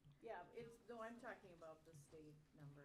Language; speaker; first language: English; native; English